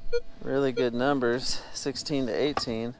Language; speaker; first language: English; native; English